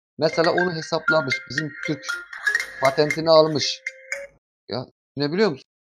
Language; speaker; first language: Turkish; native; Turkish